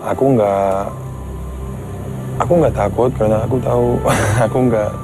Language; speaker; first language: Indonesian; non-native, fluent; English